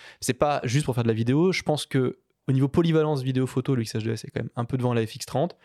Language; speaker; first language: French; native; French